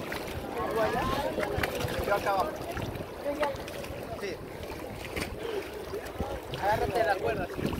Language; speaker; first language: Spanish; native; Spanish